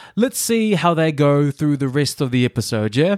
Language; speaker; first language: English; native; English